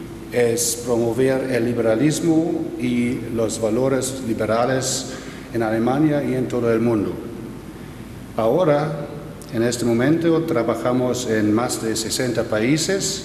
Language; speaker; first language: Spanish; non-native, fluent; German